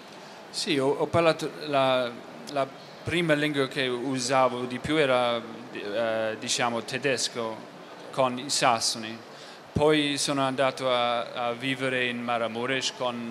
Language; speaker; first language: Italian; non-native, fluent; English